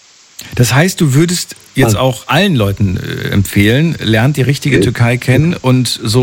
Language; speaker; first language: German; native; German